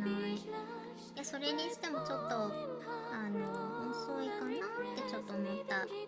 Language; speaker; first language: Japanese; native; Japanese